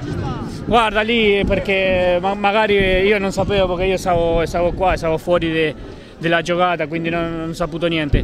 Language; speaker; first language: Italian; non-native, fluent; Spanish